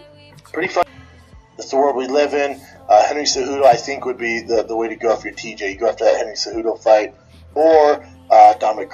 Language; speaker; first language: English; native; English